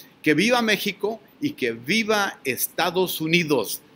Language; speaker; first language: Spanish; early bilingual, heritage; Spanish